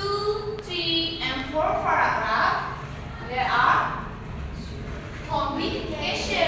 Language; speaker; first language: English; non-native, learner; Indonesian